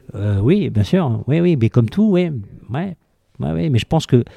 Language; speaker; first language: French; native; French